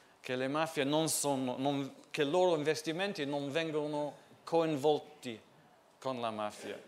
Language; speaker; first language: Italian; non-native, fluent; English